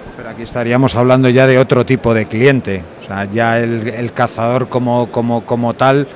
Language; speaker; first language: Spanish; native; Spanish